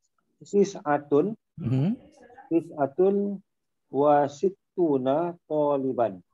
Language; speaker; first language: Arabic; non-native, learner; Malay